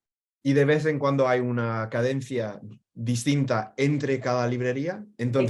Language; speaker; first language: Spanish; non-native, fluent; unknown